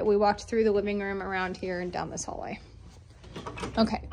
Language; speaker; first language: English; native; English